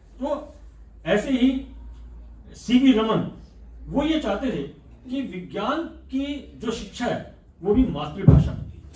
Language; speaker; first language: Hindi; native; Hindi